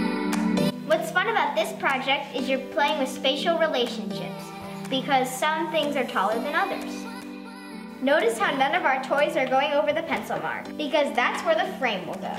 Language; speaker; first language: English; native; English